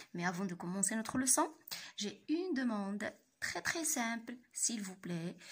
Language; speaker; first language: French; non-native, local second language; Arabic